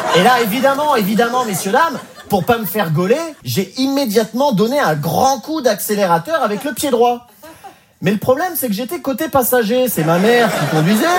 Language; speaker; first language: French; native; French